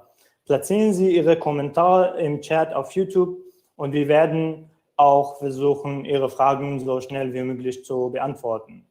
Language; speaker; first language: German; non-native, fluent; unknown